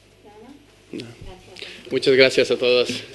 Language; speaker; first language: Spanish; non-native, learner; Serbian